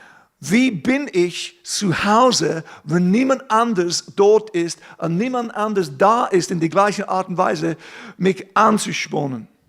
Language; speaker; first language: German; non-native, fluent; English